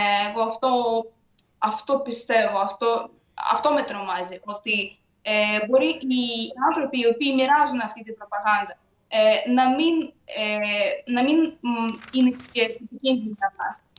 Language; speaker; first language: Greek; non-native, fluent; Ukrainian